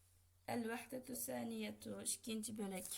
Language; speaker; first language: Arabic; non-native, fluent; Uyghur